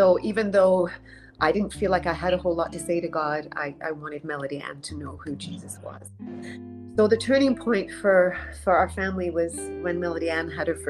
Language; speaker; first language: English; native; English